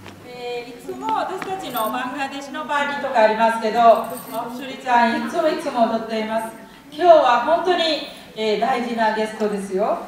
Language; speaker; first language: Japanese; non-native, fluent; Bangla